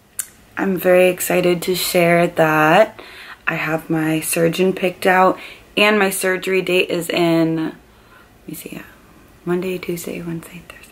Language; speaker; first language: English; native; English